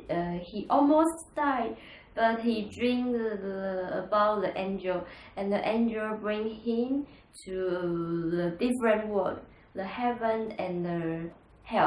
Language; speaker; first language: English; non-native, learner; Chinese